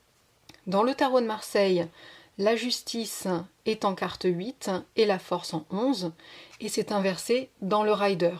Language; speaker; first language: French; native; French